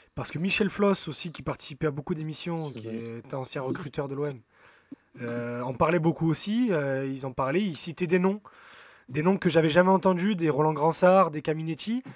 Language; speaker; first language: French; native; French